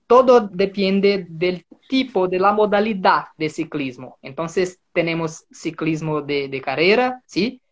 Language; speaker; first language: Spanish; non-native, fluent; Portuguese